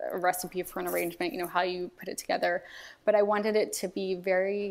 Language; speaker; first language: English; native; English